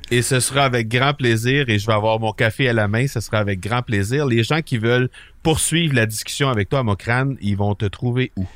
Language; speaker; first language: French; native; French